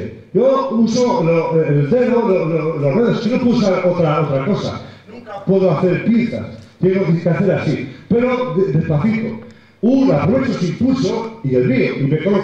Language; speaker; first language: Spanish; native; Spanish